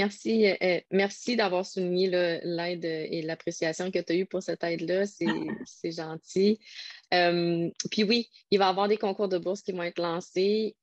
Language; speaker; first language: French; native; French